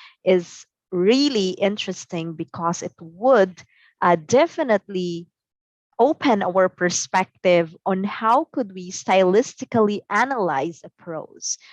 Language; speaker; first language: English; non-native, local second language; Cebuano